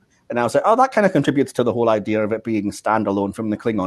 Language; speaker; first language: English; native; English